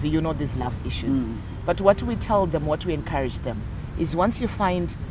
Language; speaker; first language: English; non-native, local second language; Shona